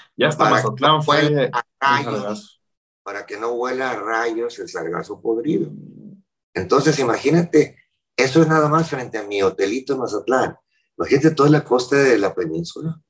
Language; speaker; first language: Spanish; native; Spanish